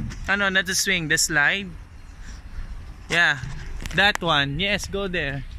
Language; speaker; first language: English; non-native, local second language; Filipino